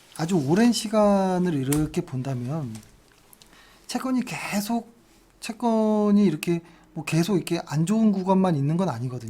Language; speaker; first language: Korean; native; Korean